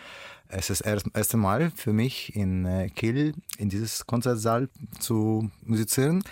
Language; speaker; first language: German; non-native, learner; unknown